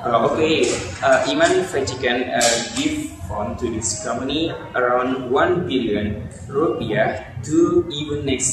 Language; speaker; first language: English; non-native, learner; Indonesian